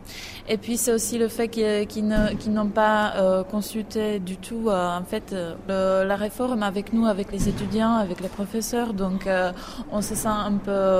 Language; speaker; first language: French; non-native, fluent; Czech